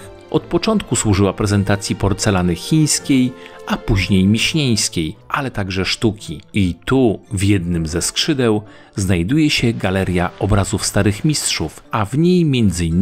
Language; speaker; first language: Polish; native; Polish